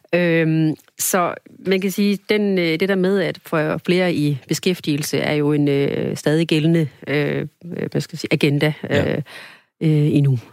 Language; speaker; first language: Danish; early bilingual, other home language; Tamil